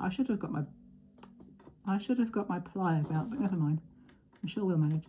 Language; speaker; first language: English; native; English